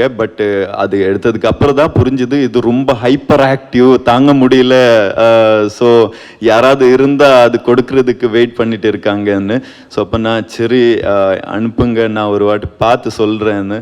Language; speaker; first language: Tamil; non-native, learner; Kannada